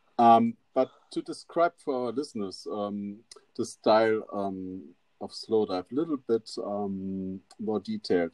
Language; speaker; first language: English; non-native, fluent; German